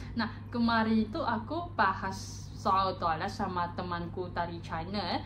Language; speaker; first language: Indonesian; non-native, learner; Chinese